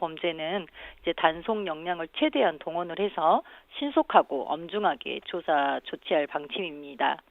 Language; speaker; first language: Korean; native; Korean